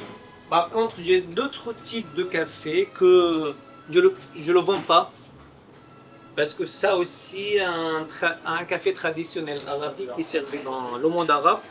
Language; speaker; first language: French; non-native, fluent; Arabic